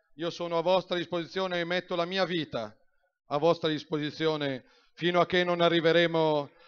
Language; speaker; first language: Italian; native; Italian